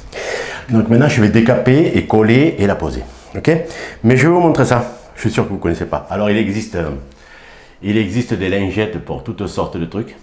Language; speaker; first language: French; native; French